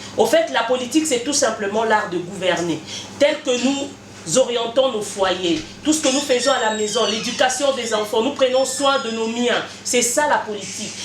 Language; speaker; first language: French; non-native, local second language; Lingala